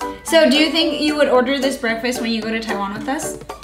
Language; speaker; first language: English; early bilingual, heritage; English